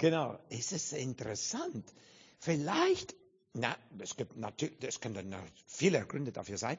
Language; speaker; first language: German; non-native, learner; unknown